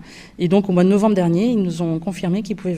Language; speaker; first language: French; native; French